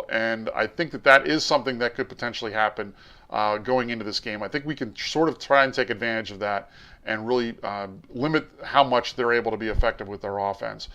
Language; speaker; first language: English; native; English